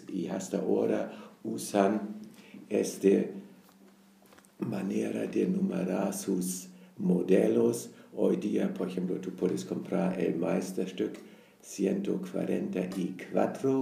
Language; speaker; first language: Spanish; non-native, fluent; German